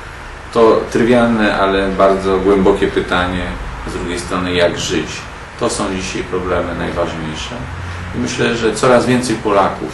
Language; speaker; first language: Polish; native; Polish